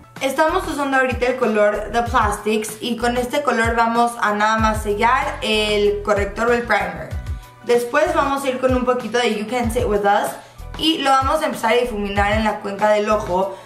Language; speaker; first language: Spanish; native; Spanish